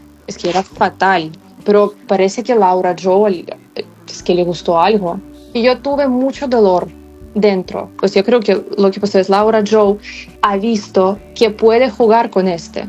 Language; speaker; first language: Spanish; non-native, fluent; Ukrainian